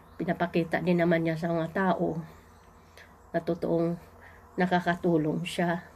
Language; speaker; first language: Filipino; native; Filipino